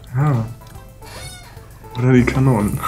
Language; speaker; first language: German; native; German